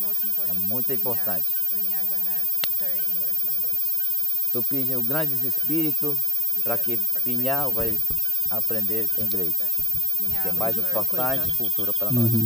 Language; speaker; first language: Portuguese; non-native, local second language; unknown